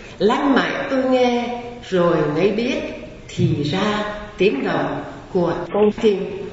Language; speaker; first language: Vietnamese; non-native, fluent; English